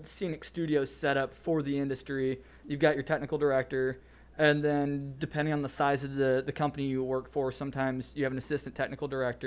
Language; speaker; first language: English; native; English